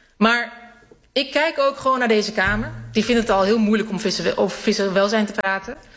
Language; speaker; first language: Dutch; early bilingual, other home language; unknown